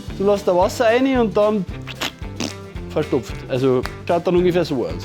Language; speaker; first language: German; native; German